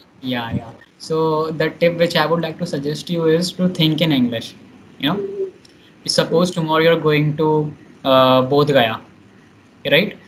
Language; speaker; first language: English; non-native, local second language; Hindi